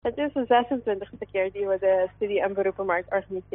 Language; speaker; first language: Dutch; non-native, local second language; Papiamento